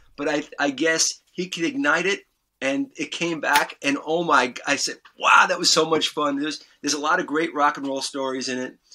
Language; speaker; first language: English; native; English